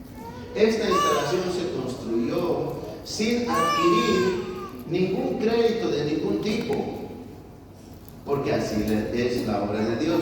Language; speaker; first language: Spanish; native; Spanish